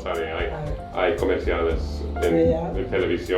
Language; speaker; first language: Spanish; non-native, learner; English